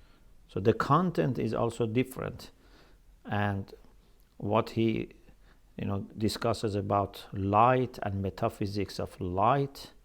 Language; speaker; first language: English; non-native, fluent; Persian